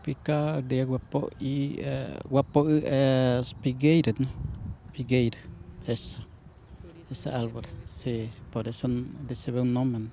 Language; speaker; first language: Portuguese; non-native, local second language; Guarani